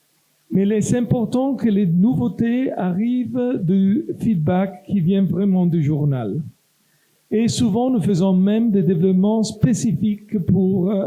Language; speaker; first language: French; non-native, local second language; Italian